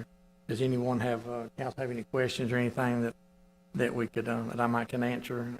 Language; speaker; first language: English; native; English